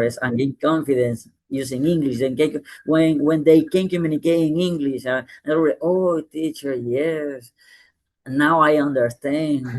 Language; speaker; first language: English; non-native, fluent; Spanish